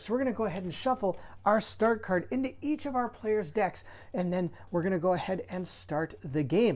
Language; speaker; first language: English; native; English